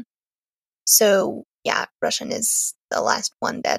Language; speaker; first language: English; non-native, fluent; Serbian